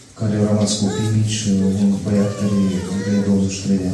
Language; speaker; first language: Romanian; non-native, learner; Russian